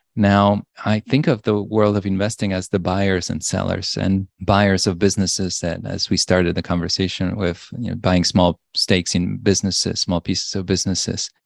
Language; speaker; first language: English; non-native, fluent; Polish